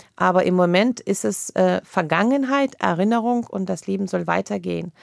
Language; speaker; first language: German; non-native, fluent; Russian